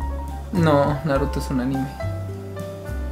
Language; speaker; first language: Spanish; native; Spanish